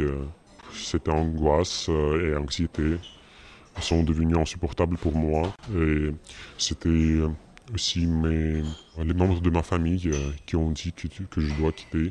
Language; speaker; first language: French; non-native, fluent; Russian